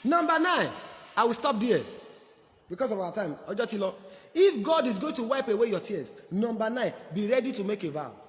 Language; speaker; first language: English; non-native, local second language; Yoruba